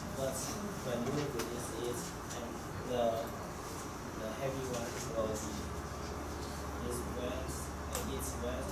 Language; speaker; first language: English; non-native, learner; Chinese